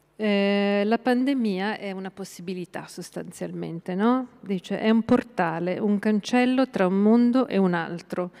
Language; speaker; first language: Italian; native; Italian